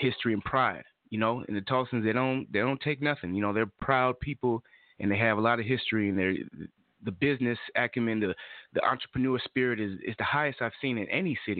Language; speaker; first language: English; native; English